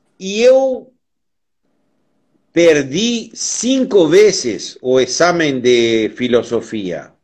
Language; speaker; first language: Portuguese; non-native, learner; Spanish